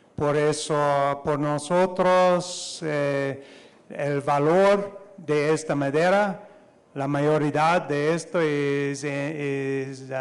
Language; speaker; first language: Spanish; non-native, learner; English